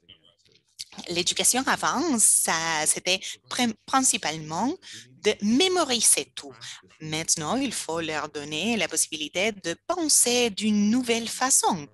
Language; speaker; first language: French; non-native, fluent; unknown